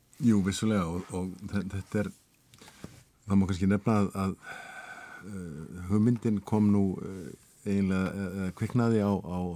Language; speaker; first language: Icelandic; native; Icelandic